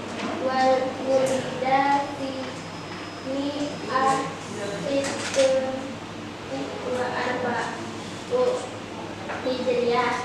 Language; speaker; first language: Arabic; non-native, learner; Indonesian